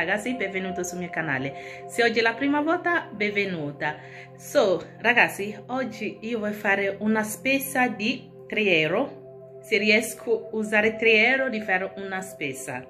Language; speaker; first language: Italian; non-native, learner; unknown